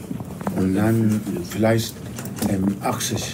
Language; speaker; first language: German; non-native, learner; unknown